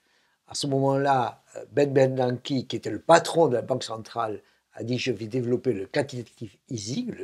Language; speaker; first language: French; native; French